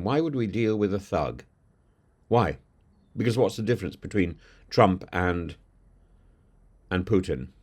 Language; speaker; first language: English; native; English